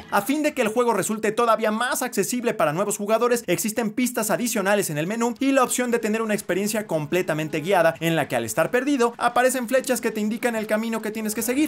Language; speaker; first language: Spanish; native; Spanish